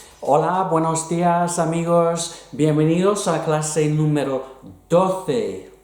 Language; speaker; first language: Spanish; non-native, fluent; English